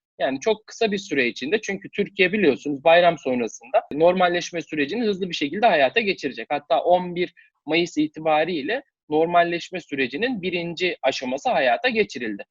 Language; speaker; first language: Turkish; native; Turkish